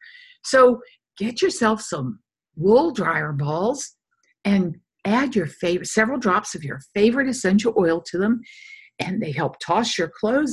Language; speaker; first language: English; native; English